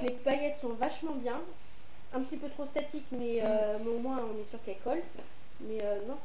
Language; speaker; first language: French; native; French